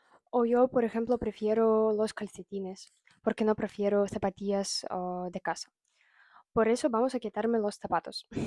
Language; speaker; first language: Spanish; non-native, fluent; Russian